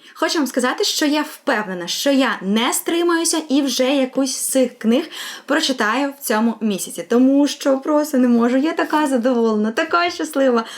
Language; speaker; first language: Ukrainian; non-native, local second language; Russian